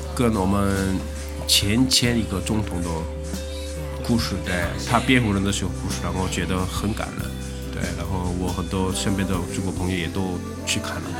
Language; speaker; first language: Chinese; non-native, fluent; Korean